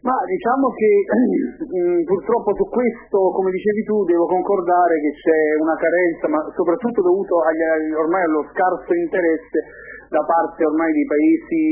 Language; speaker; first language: Italian; native; Italian